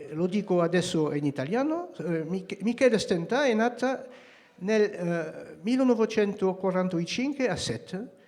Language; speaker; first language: Italian; non-native, fluent; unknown